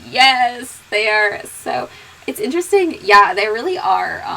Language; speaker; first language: English; native; English